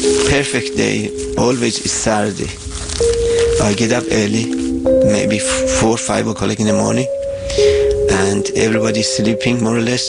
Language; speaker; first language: English; non-native, fluent; Persian